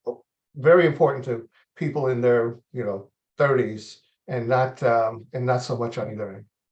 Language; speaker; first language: English; native; English